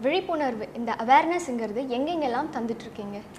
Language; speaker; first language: Tamil; native; Tamil